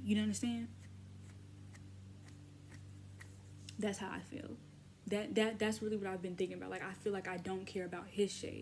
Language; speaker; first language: English; native; English